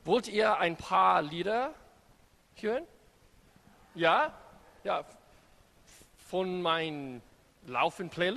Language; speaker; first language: German; non-native, learner; English